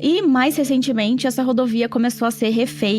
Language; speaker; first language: Portuguese; native; Portuguese